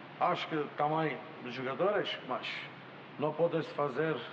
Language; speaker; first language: Portuguese; non-native, learner; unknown